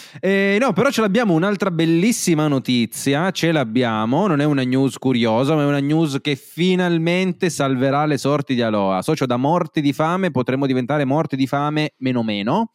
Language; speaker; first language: Italian; native; Italian